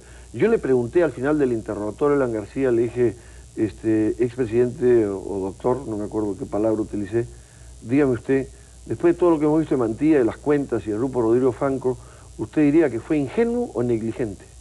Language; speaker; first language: Spanish; native; Spanish